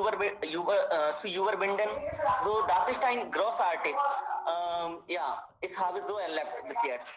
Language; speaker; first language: German; non-native, learner; Hindi